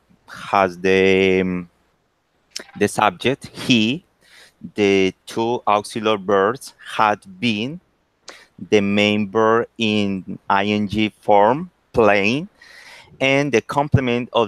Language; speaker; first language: English; non-native, learner; Spanish